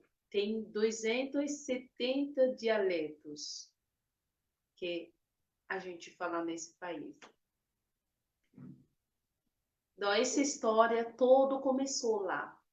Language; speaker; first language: Portuguese; non-native, fluent; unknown